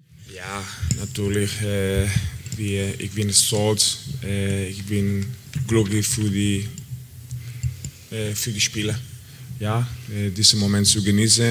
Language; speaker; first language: German; non-native, learner; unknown